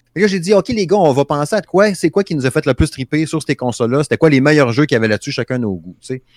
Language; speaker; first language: French; native; French